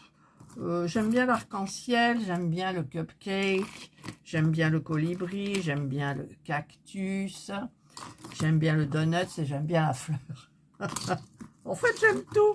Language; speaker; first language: French; native; French